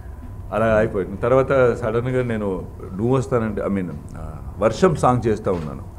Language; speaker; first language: Telugu; non-native, learner; Tamil